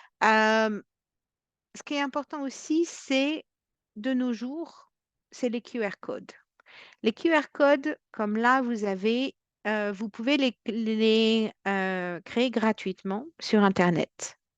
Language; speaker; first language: French; native; French